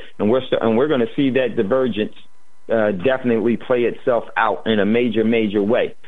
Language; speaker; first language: English; native; English